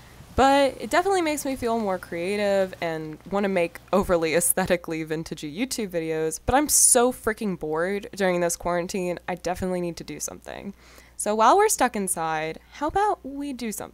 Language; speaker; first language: English; native; English